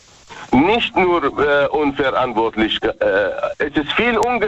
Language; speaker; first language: German; non-native, learner; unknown